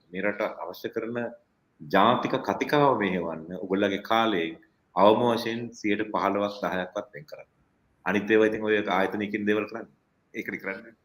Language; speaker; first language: Sinhala; non-native, local second language; Tamil